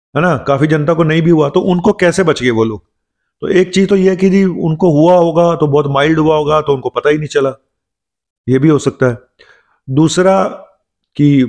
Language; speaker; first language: Hindi; native; Hindi